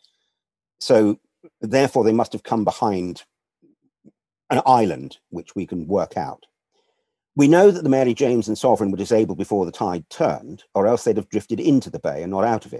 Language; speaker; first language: English; native; English